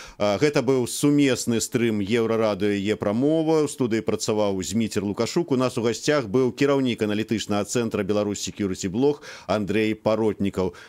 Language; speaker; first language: Belarusian; native; Belarusian